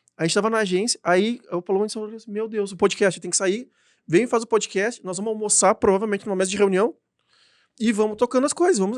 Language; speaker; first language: Portuguese; native; Portuguese